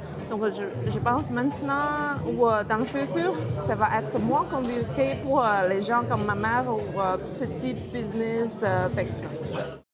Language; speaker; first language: French; non-native, learner; Chinese